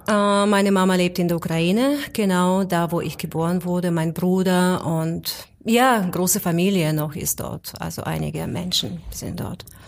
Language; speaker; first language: German; non-native, fluent; Ukrainian